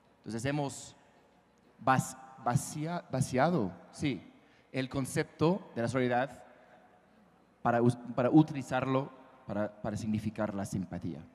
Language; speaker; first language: Spanish; non-native, fluent; English